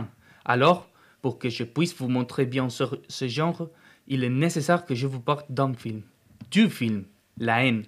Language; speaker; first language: French; non-native, fluent; Spanish